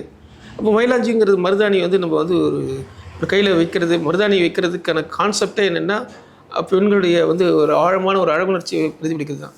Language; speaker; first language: Tamil; native; Tamil